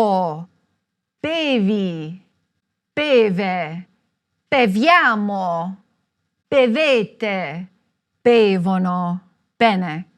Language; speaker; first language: Italian; non-native, fluent; English